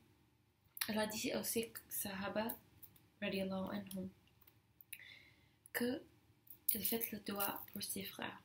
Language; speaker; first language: French; non-native, fluent; English